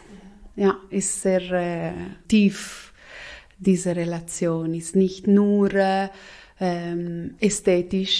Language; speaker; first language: German; non-native, local second language; Italian